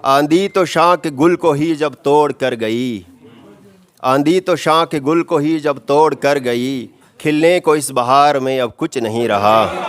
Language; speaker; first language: Urdu; non-native, local second language; Shina